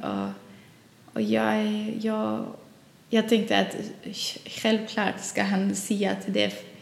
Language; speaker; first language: Swedish; non-native, learner; Faroese